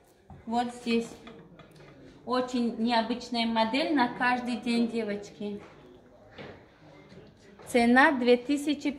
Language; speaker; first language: Russian; non-native, local second language; Tajik